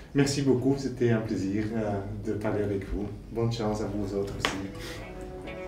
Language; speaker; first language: French; non-native, fluent; Dutch